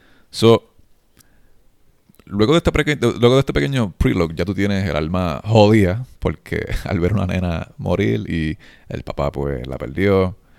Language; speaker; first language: Spanish; native; Spanish